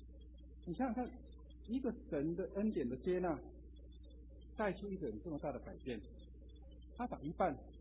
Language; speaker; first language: Chinese; native; Chinese